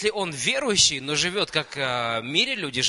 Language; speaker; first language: Russian; native; Russian